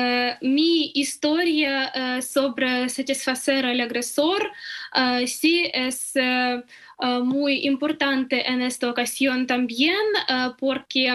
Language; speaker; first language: Spanish; non-native, fluent; Ukrainian